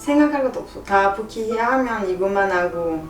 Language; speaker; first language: Korean; non-native, learner; French